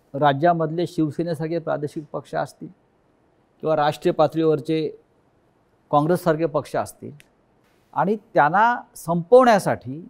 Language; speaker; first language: Marathi; native; Marathi